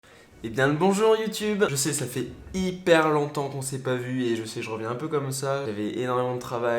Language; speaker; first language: French; native; French